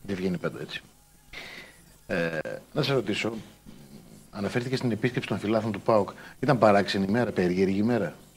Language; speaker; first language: Greek; native; Greek